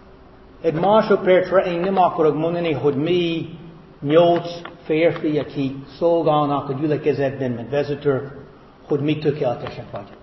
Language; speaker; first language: Hungarian; non-native, fluent; English